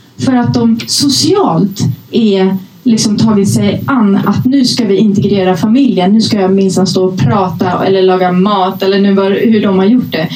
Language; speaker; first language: Swedish; early bilingual, other home language; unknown